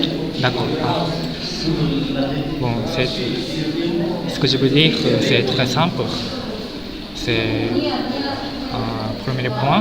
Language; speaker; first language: French; non-native, fluent; Japanese